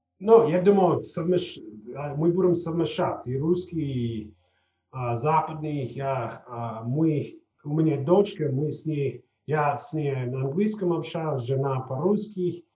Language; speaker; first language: Russian; non-native, fluent; English